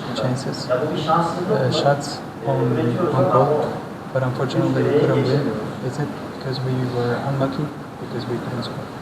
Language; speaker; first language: English; non-native, fluent; German